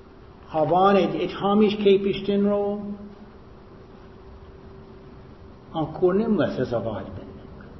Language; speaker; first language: Hungarian; non-native, fluent; English